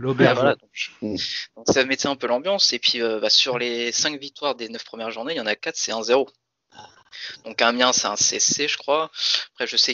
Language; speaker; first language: French; native; French